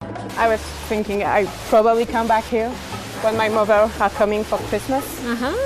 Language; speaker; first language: English; non-native, fluent; French